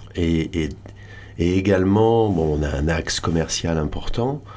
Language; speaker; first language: French; native; French